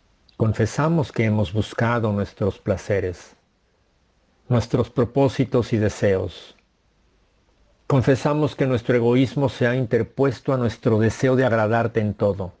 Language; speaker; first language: Spanish; native; Spanish